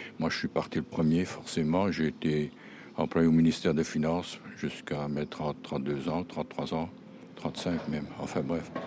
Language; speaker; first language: French; native; French